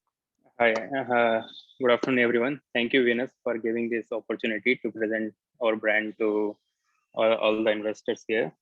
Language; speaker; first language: English; non-native, local second language; Hindi